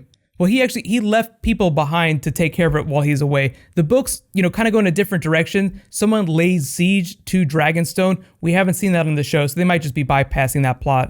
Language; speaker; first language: English; native; English